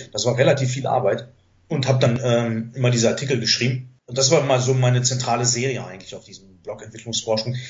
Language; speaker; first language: German; early bilingual, other home language; Greek